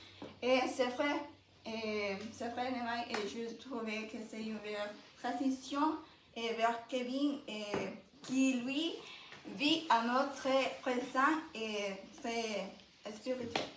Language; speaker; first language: French; non-native, learner; Spanish